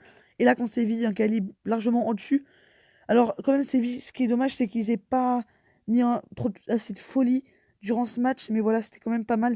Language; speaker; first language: French; native; French